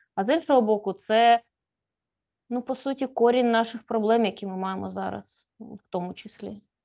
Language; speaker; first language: Ukrainian; native; Ukrainian